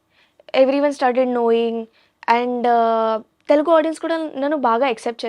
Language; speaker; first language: Telugu; non-native, learner; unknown